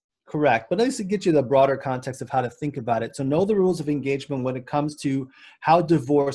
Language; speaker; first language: English; native; English